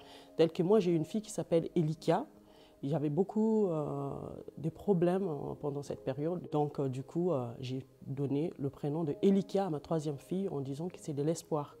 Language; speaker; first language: French; non-native, local second language; Lingala